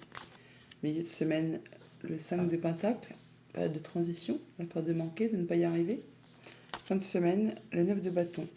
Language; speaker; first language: French; native; French